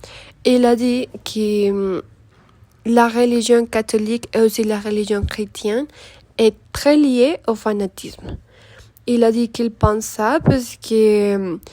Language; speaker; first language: French; non-native, learner; Spanish